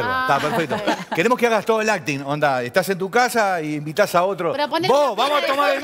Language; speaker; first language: Spanish; native; Spanish